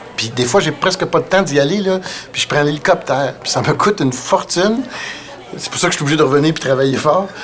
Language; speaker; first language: French; native; French